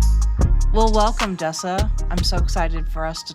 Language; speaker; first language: English; native; English